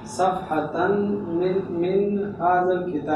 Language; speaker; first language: Arabic; non-native, learner; Urdu